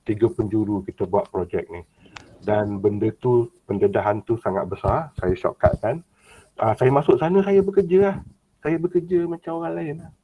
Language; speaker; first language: Malay; native; Malay